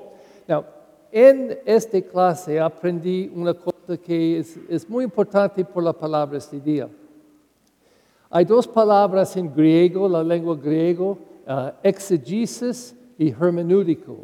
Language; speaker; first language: Spanish; non-native, learner; English